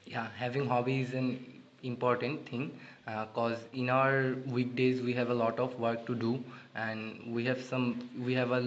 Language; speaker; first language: English; non-native, learner; Bangla